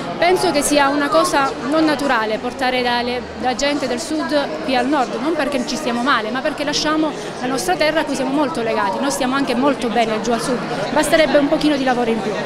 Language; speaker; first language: Italian; native; Italian